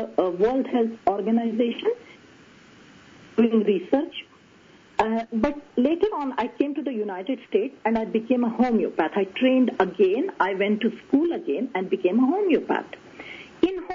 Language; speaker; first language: English; non-native, local second language; Tamil